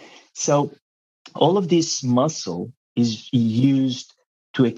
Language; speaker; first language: English; non-native, fluent; Portuguese